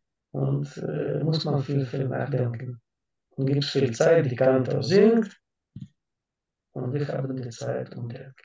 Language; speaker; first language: German; non-native, learner; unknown